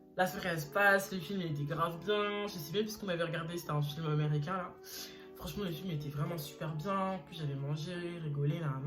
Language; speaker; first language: French; early bilingual, other home language; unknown